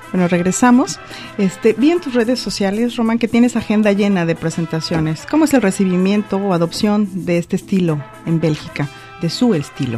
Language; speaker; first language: Spanish; native; Spanish